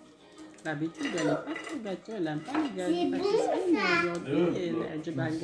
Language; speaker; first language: French; non-native, local second language; Arabic